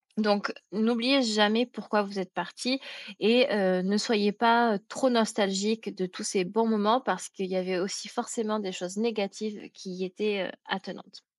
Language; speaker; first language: French; native; French